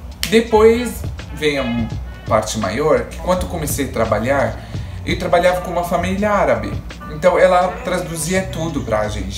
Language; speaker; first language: Portuguese; non-native, fluent; Arabic